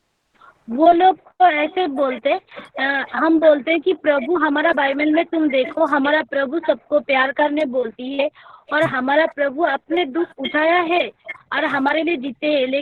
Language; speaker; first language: Hindi; non-native, local second language; Bangla